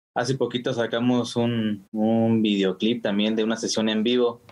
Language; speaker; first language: Spanish; native; Spanish